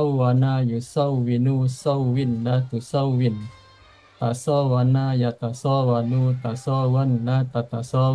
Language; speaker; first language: Arabic; non-native, learner; Indonesian